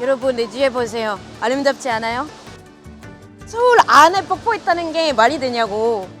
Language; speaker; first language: Korean; non-native, fluent; French